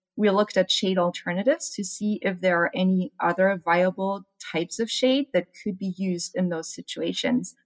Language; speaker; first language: English; non-native, fluent; German